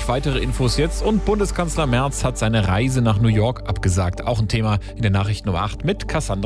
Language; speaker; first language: German; native; German